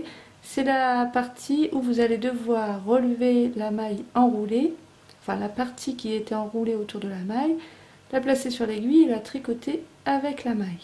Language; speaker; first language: French; native; French